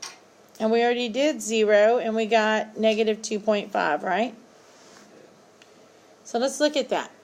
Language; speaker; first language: English; native; English